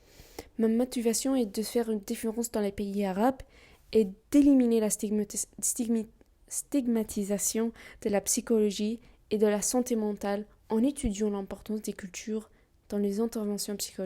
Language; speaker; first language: French; non-native, learner; Arabic